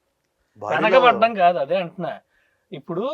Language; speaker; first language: Telugu; native; Telugu